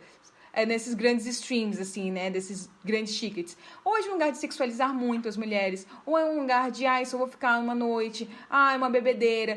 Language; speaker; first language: Portuguese; native; Portuguese